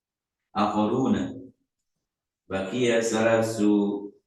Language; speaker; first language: Arabic; non-native, learner; Indonesian